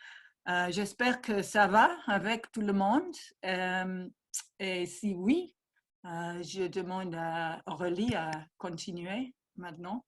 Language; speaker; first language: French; non-native, fluent; English